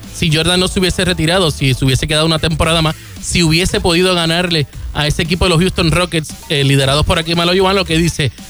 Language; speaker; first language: Spanish; native; Spanish